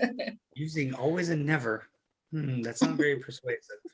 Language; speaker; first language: English; native; English